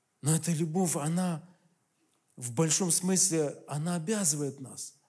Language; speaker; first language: Russian; native; Russian